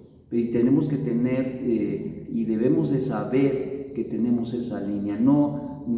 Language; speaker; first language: Spanish; native; Spanish